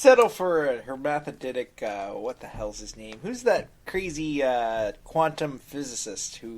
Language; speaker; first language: English; native; English